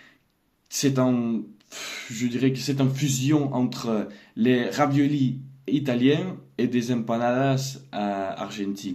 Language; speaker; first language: French; non-native, learner; Russian